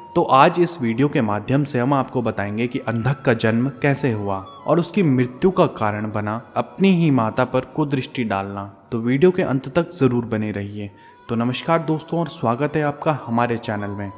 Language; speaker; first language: Hindi; native; Hindi